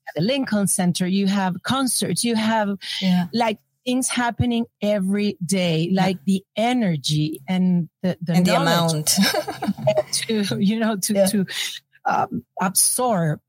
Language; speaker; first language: English; non-native, fluent; Spanish